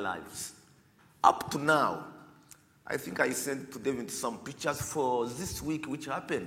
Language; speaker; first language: English; non-native, learner; Kinyarwanda